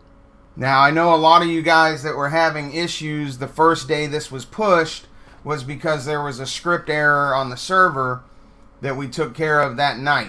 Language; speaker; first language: English; native; English